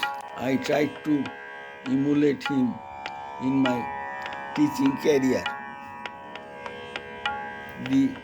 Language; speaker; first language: English; non-native, local second language; Bangla